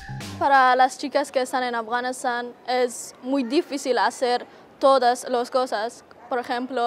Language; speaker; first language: Spanish; non-native, learner; Persian